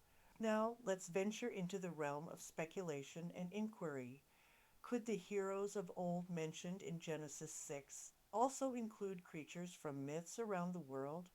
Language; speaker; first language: English; native; English